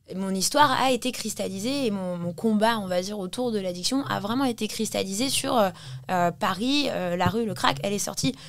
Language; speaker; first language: French; early bilingual, heritage; English